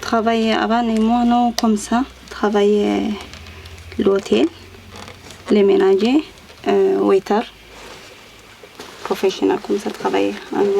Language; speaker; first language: French; non-native, learner; Tigrinya